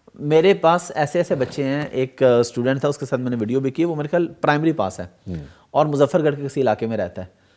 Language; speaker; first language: Urdu; native; Urdu